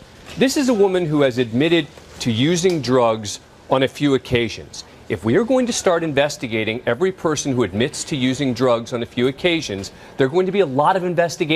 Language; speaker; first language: English; native; English